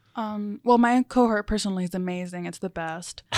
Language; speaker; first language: English; early bilingual, other home language; Spanish